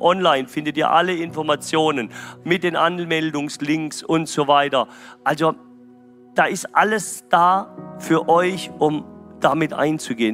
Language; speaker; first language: German; native; German